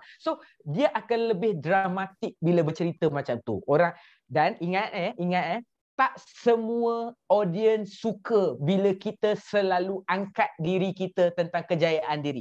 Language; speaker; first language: Malay; native; Malay